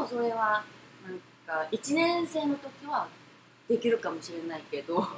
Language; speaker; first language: Japanese; non-native, fluent; Korean